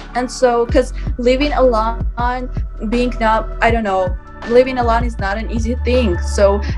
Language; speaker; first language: English; non-native, fluent; Armenian